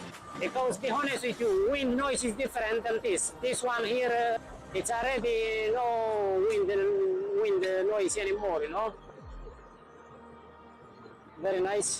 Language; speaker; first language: English; non-native, learner; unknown